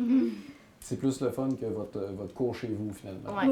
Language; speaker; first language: French; native; French